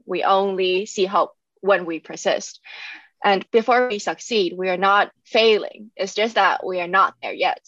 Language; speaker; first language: English; non-native, local second language; Cantonese